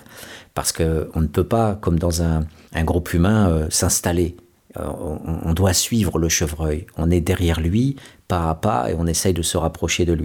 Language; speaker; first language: French; native; French